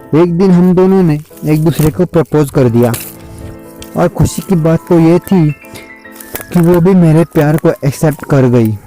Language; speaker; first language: Hindi; non-native, local second language; Marathi